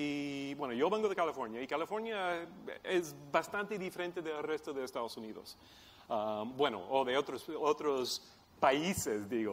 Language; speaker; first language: Spanish; non-native, fluent; English